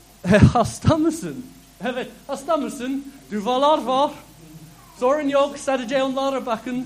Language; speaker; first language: Turkish; non-native, fluent; English